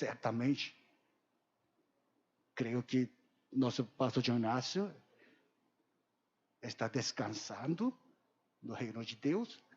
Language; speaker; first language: Portuguese; non-native, learner; Korean